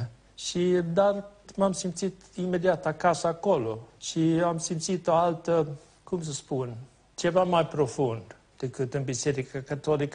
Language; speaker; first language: Romanian; non-native, fluent; Swedish